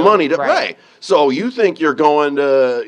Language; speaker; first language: English; native; English